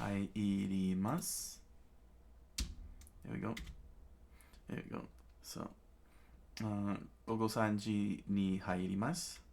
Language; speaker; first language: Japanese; non-native, learner; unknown